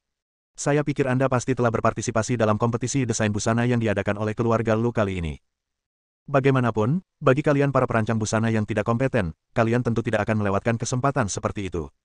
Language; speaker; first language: Indonesian; native; Indonesian